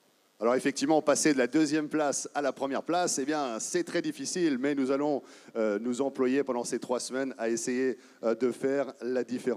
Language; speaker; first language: French; native; French